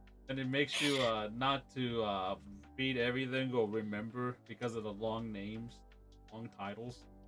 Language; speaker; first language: English; early bilingual, other home language; Spanish